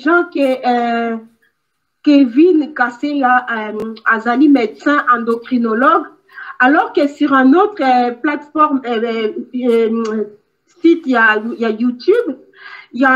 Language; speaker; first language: French; non-native, local second language; Lingala